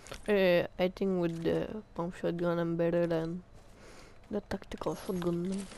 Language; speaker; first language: English; non-native, learner; French